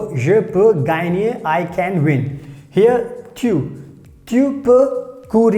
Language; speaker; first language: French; non-native, fluent; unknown